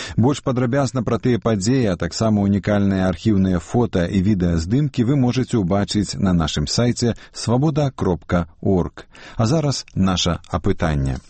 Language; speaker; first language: Belarusian; native; Belarusian